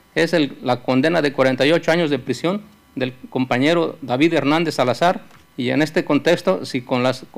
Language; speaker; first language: Spanish; native; Spanish